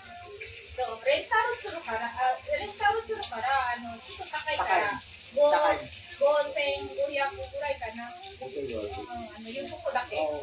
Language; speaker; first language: Japanese; non-native, learner; Filipino